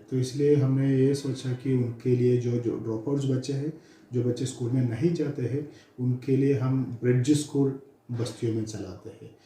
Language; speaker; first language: Hindi; non-native, local second language; Malayalam